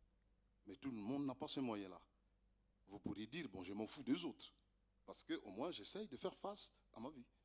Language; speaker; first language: French; native; French